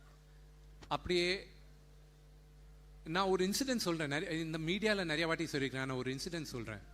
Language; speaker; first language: Tamil; non-native, local second language; Telugu